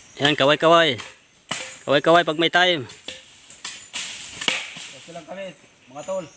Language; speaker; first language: Filipino; non-native, local second language; Waray